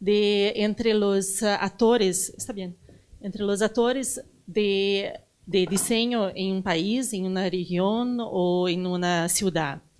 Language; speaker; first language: Spanish; non-native, learner; Portuguese